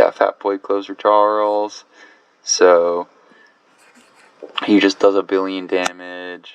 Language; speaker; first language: English; native; English